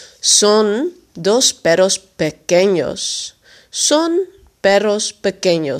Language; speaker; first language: Spanish; non-native, fluent; Dutch